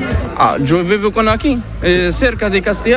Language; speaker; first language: Spanish; non-native, learner; Arabic